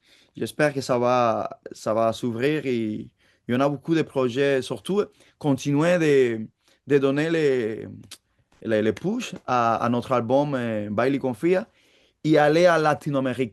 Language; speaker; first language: French; non-native, fluent; Spanish